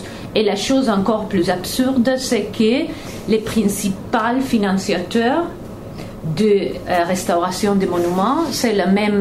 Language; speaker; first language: French; non-native, fluent; Italian